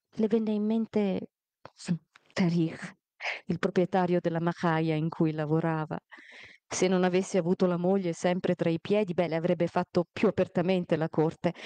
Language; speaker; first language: Italian; early bilingual, other home language; Amharic